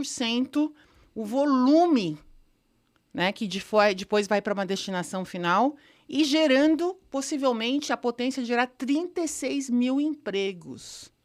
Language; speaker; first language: Portuguese; native; Portuguese